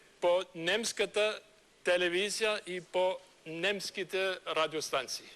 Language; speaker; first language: Bulgarian; non-native, fluent; German